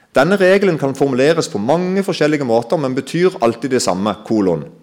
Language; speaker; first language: Norwegian; native; Norwegian